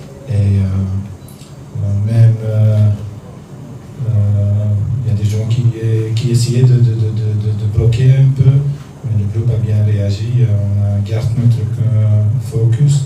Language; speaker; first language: French; non-native, learner; Dutch